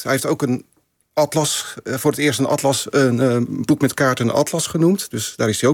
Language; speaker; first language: Dutch; native; Dutch